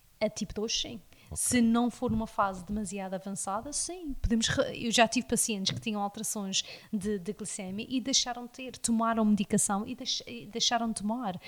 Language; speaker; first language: Portuguese; early bilingual, heritage; Portuguese